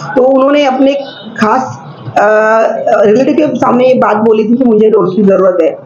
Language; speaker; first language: Hindi; non-native, local second language; Marathi